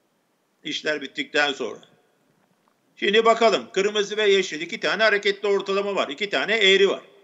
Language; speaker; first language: Turkish; native; Turkish